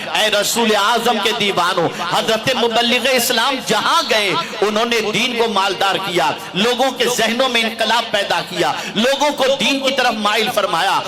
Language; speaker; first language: Urdu; native; Urdu